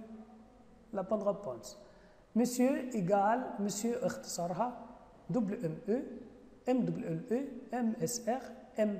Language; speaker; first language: French; non-native, fluent; Arabic